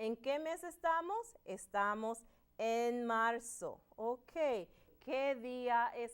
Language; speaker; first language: Spanish; non-native, learner; English